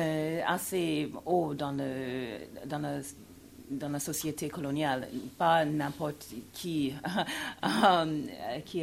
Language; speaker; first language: French; non-native, fluent; English